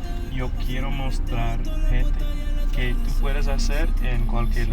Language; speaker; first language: Spanish; non-native, learner; English